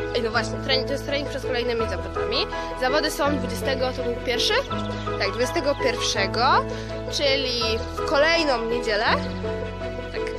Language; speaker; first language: Polish; native; Polish